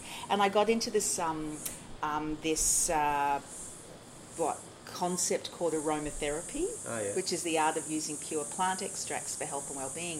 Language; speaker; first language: English; native; English